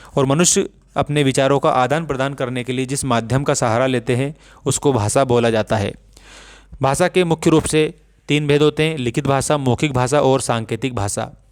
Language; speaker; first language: Hindi; native; Hindi